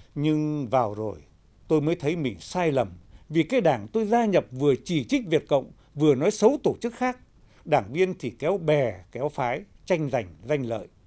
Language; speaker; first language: Vietnamese; native; Vietnamese